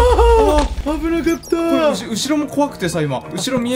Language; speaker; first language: Japanese; native; Japanese